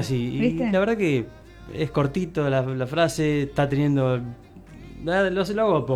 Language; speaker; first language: Spanish; native; Spanish